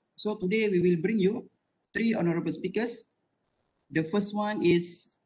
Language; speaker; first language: English; non-native, local second language; Malay